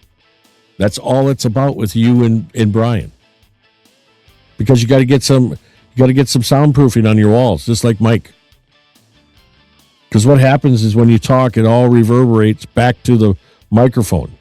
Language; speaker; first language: English; native; English